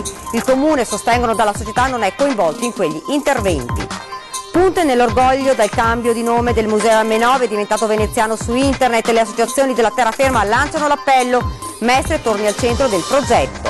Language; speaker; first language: Italian; native; Italian